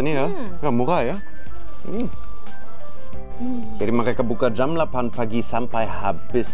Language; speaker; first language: Indonesian; non-native, fluent; German